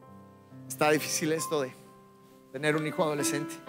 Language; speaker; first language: Spanish; native; Spanish